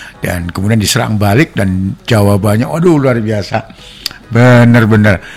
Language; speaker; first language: Indonesian; non-native, local second language; Javanese